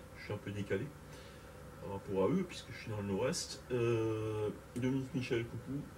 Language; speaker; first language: French; native; French